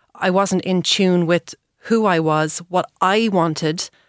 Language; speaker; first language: English; native; English